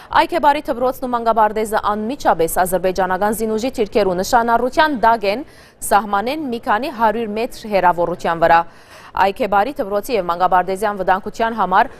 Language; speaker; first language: Armenian; early bilingual, heritage; Armenian